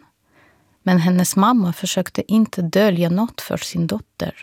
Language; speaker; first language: Swedish; non-native, fluent; Russian